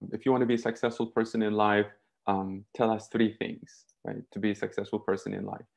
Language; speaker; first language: English; non-native, fluent; Uzbek